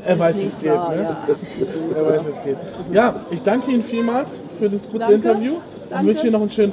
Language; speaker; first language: German; native; German